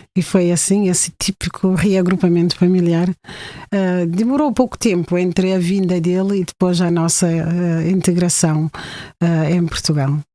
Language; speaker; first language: Portuguese; non-native, local second language; Kabuverdianu